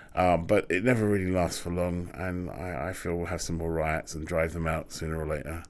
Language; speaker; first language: English; native; English